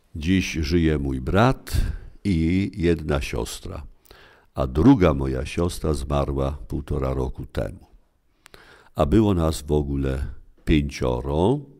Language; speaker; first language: Polish; native; Polish